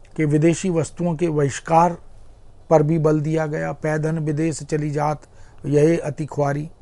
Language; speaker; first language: Hindi; native; Hindi